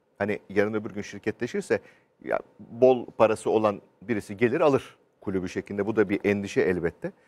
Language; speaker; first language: Turkish; native; Turkish